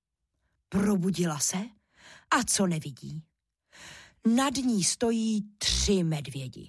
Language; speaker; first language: Czech; native; Czech